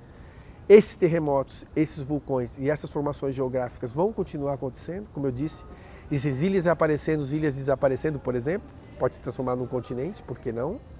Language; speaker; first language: Portuguese; native; Portuguese